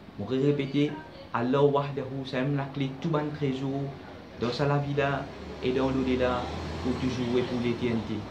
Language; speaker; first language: French; non-native, local second language; Morisyen